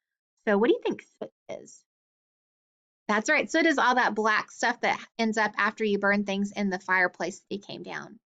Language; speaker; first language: English; native; English